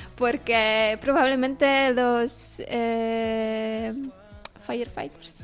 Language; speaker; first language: Spanish; non-native, learner; Polish